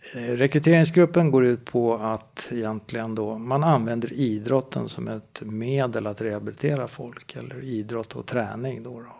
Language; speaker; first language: Swedish; native; Swedish